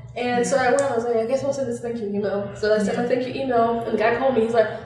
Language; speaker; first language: English; non-native, local second language; Bemba